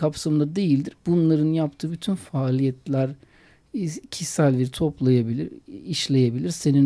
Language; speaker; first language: Turkish; native; Turkish